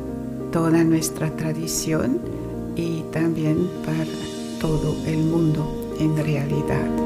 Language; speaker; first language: Spanish; non-native, fluent; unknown